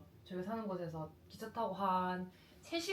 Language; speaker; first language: Korean; native; Korean